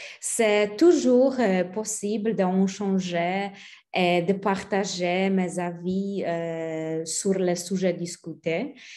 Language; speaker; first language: French; non-native, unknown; Polish